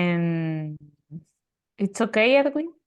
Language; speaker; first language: English; non-native, learner; Spanish